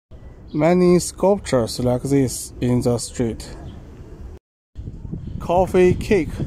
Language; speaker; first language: English; non-native, learner; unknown